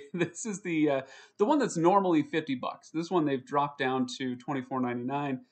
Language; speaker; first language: English; native; English